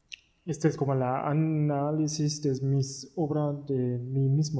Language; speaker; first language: Spanish; non-native, learner; German